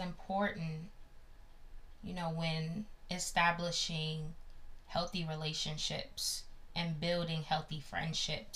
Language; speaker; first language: English; native; English